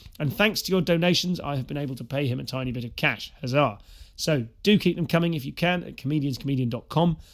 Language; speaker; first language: English; native; English